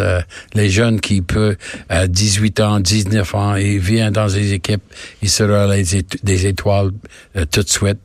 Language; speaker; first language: French; non-native, learner; English